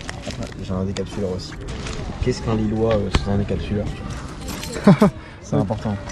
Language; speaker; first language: French; native; French